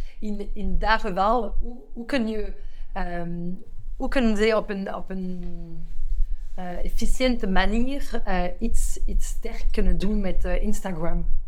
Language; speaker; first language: Dutch; non-native, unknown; French